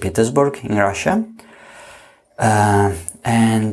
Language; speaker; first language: English; non-native, fluent; Italian